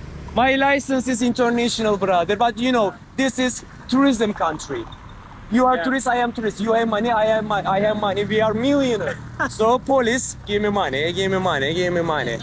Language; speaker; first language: English; non-native, learner; Turkish